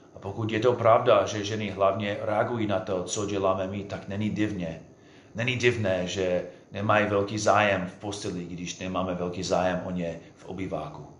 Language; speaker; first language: Czech; non-native, fluent; English